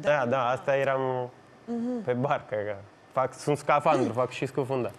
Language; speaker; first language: Romanian; non-native, fluent; Italian